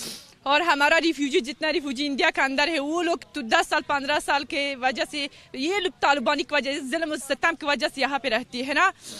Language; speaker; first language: Hindi; non-native, learner; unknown